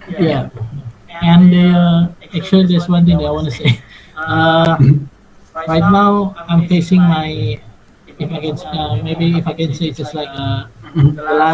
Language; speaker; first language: English; non-native, fluent; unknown